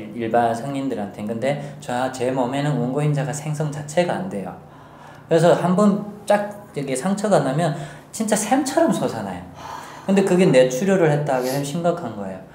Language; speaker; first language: Korean; native; Korean